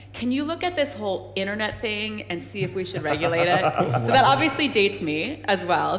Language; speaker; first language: English; native; English